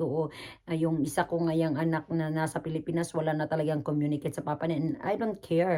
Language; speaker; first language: Filipino; native; Filipino